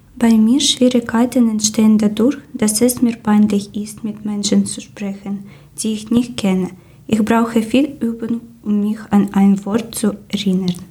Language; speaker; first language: German; non-native, learner; Ukrainian